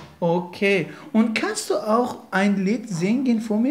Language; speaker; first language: German; non-native, fluent; Persian